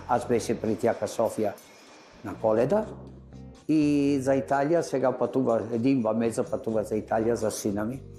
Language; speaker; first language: Bulgarian; non-native, learner; Italian